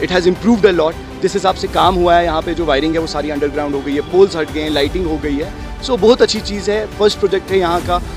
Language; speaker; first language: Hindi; non-native, local second language; Kashmiri